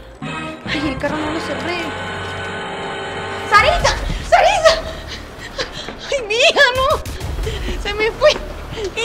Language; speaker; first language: Spanish; native; Spanish